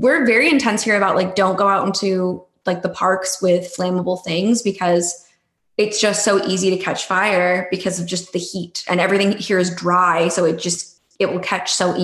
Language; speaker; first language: English; native; English